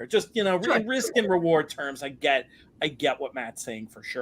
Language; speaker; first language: English; native; English